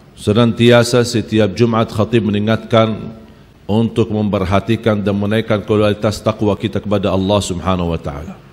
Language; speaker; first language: Malay; non-native, fluent; Arabic